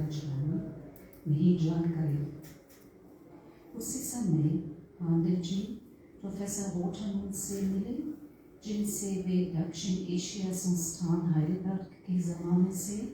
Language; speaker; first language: Hindi; non-native, fluent; German